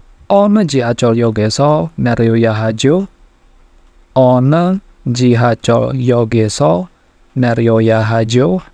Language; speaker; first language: Korean; non-native, fluent; Indonesian